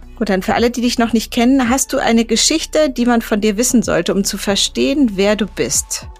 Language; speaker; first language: German; native; German